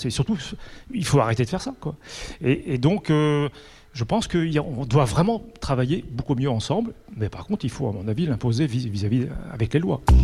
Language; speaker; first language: French; native; French